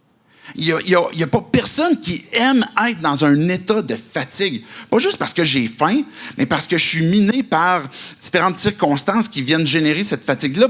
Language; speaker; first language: French; native; French